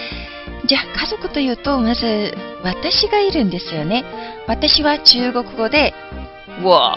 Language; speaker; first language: Japanese; non-native, fluent; Chinese